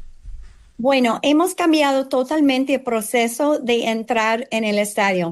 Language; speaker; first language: Spanish; non-native, fluent; English